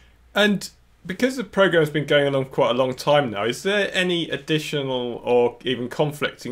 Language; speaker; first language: English; native; English